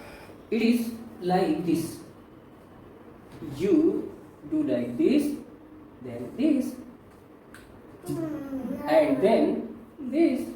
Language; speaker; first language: English; non-native, local second language; Hindi